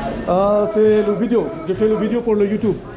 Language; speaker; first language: French; non-native, learner; Nepali